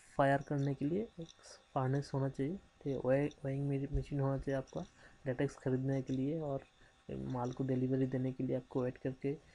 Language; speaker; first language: Hindi; non-native, local second language; Bangla